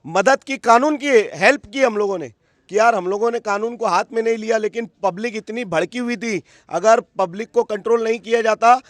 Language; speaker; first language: Urdu; native; Urdu